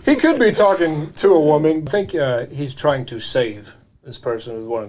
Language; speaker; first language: English; native; English